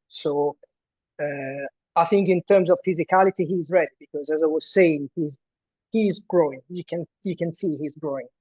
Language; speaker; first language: English; non-native, fluent; Italian